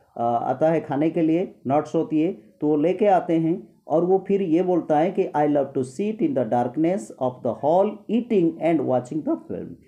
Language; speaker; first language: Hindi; non-native, local second language; Gujarati